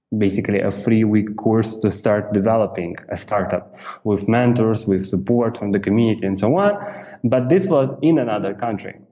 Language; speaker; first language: English; non-native, fluent; Romanian